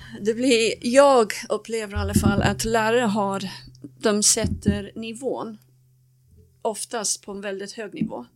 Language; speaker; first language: Swedish; non-native, fluent; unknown